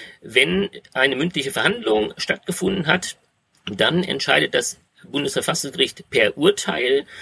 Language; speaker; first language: German; native; German